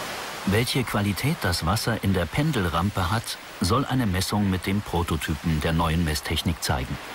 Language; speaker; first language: German; native; German